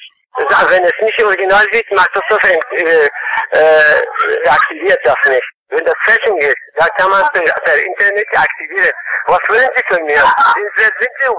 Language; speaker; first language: German; non-native, fluent; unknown